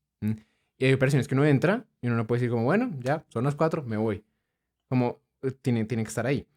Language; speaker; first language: Spanish; native; Spanish